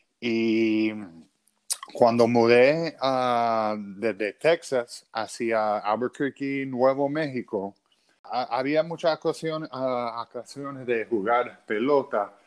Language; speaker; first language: Spanish; non-native, fluent; English